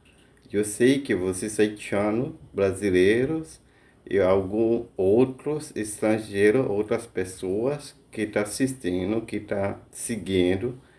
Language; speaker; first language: Portuguese; non-native, fluent; Haitian Creole